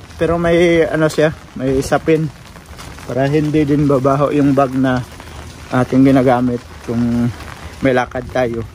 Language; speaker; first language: Filipino; non-native, local second language; Cebuano